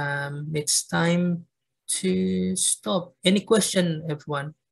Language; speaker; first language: English; non-native, fluent; Indonesian